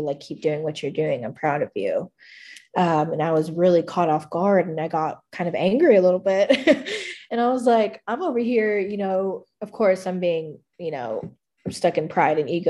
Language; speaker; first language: English; native; English